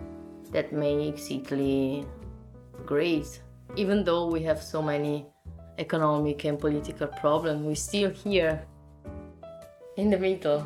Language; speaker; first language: English; non-native, fluent; Italian